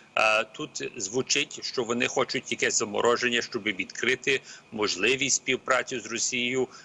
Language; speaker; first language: Ukrainian; early bilingual, heritage; Ukrainian